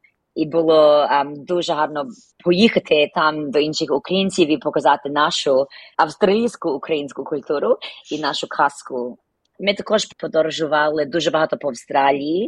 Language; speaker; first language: Ukrainian; early bilingual, heritage; Ukrainian